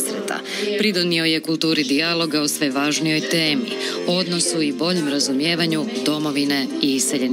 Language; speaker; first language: Croatian; native; Croatian